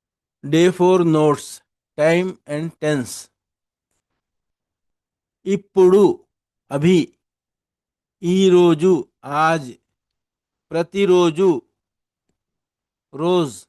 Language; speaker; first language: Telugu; non-native, local second language; Urdu